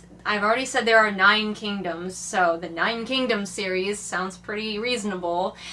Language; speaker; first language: English; native; English